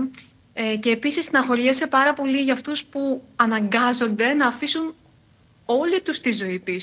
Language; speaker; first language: Greek; non-native, fluent; Ukrainian